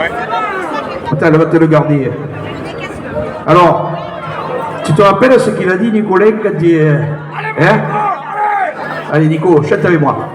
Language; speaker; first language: French; native; French